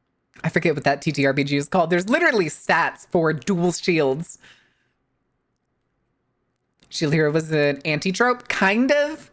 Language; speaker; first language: English; native; English